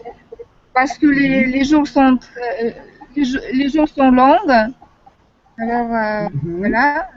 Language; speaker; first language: French; non-native, fluent; Russian